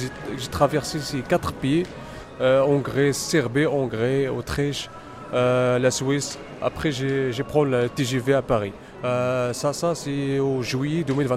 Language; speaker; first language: French; non-native, learner; Arabic